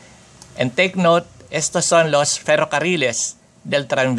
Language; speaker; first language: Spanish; non-native, fluent; Filipino